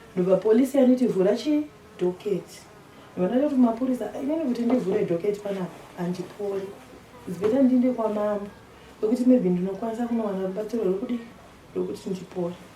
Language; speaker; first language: Shona; early bilingual, other home language; Nyanja